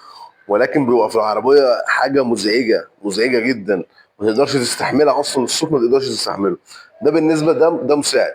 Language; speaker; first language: Arabic; native; Arabic